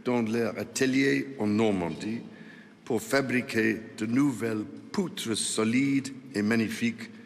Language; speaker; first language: French; non-native, fluent; English